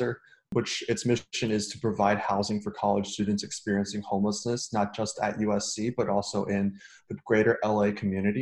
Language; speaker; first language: English; native; English